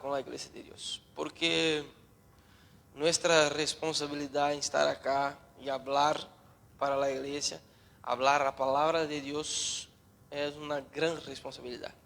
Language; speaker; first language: Spanish; non-native, learner; Portuguese